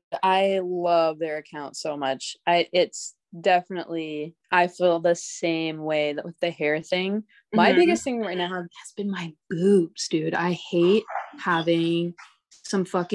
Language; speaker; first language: English; native; English